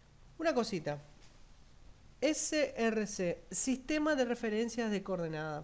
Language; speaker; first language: Spanish; native; Spanish